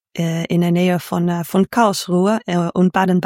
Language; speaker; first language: German; non-native, learner; Dutch